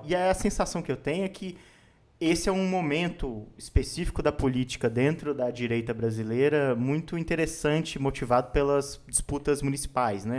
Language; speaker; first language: Portuguese; native; Portuguese